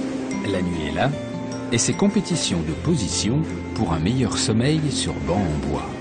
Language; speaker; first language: French; native; French